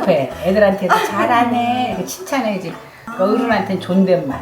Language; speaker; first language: Korean; native; Korean